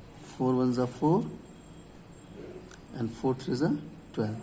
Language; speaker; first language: English; non-native, local second language; Hindi